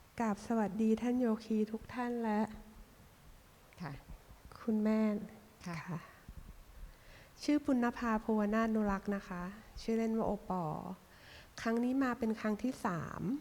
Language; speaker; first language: Thai; native; Thai